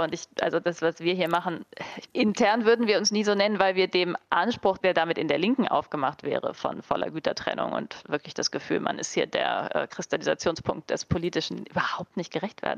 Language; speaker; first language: German; native; German